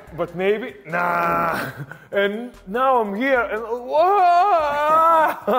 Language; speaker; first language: English; non-native, fluent; Lithuanian